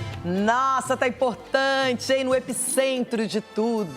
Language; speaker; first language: Portuguese; native; Portuguese